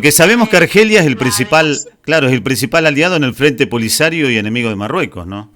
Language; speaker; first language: Spanish; native; Spanish